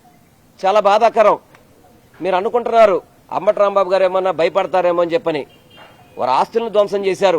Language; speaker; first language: Telugu; native; Telugu